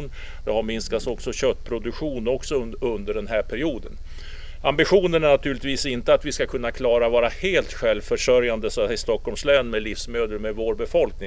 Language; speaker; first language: Swedish; native; Swedish